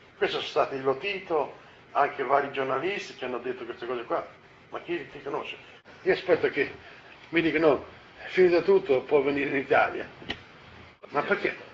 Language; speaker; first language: Italian; native; Italian